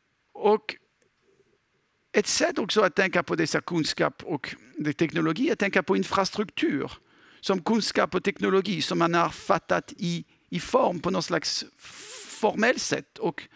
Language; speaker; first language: Swedish; non-native, fluent; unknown